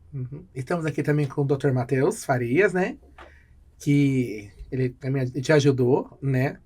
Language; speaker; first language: Portuguese; native; Portuguese